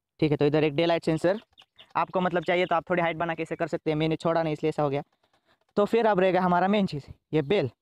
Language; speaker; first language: Hindi; native; Hindi